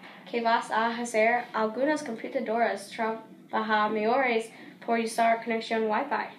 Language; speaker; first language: Spanish; non-native, learner; English